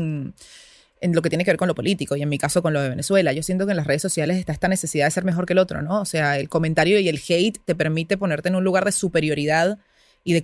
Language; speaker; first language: Spanish; native; Spanish